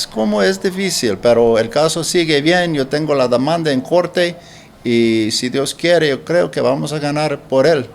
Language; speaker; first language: Spanish; non-native, learner; English